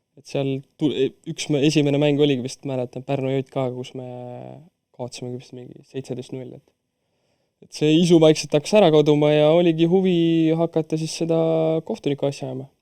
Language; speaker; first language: Estonian; non-native, local second language; Russian